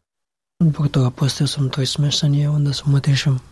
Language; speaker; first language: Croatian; non-native, learner; Pashto